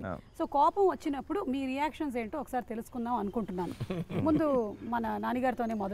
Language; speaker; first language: Telugu; native; Telugu